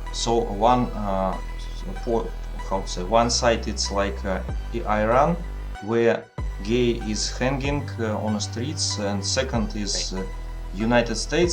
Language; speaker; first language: English; non-native, learner; Russian